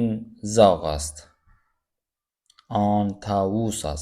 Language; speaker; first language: Persian; non-native, fluent; Urdu